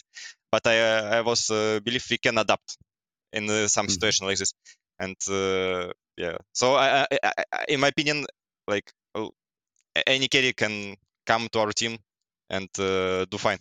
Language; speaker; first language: English; non-native, learner; Russian